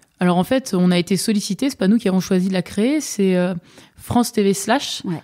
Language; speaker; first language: French; native; French